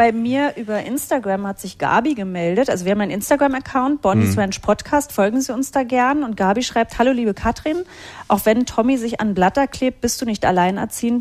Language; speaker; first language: German; native; German